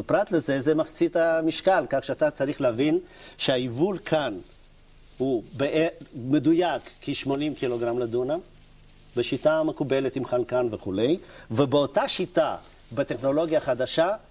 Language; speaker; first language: Hebrew; native; Hebrew